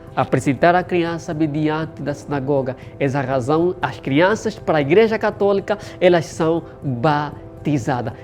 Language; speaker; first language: Portuguese; native; Portuguese